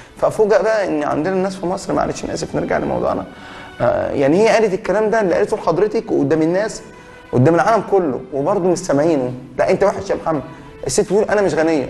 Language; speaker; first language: Egyptian Arabic; native; Egyptian Arabic